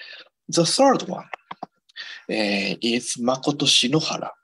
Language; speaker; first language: English; non-native, fluent; Japanese